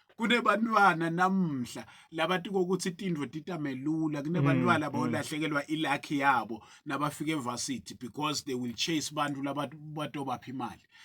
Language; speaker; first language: Zulu; non-native, local second language; Swati